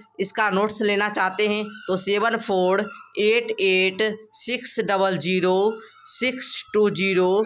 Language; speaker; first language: Hindi; native; Hindi